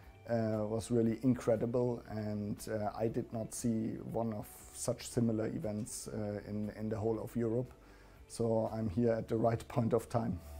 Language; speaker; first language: English; non-native, fluent; German